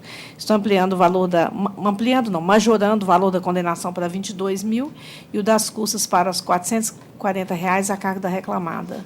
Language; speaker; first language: Portuguese; native; Portuguese